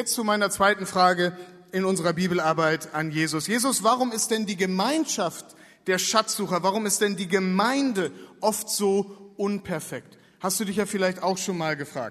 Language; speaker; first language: German; native; German